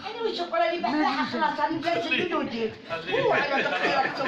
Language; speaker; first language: Arabic; native; Arabic